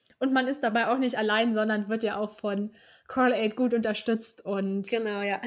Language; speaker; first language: German; native; German